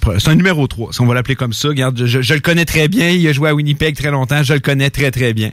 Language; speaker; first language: French; native; French